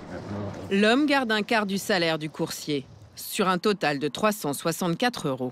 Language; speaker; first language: French; native; French